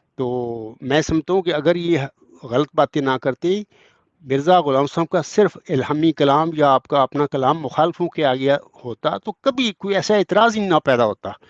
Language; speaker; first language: Urdu; non-native, local second language; Punjabi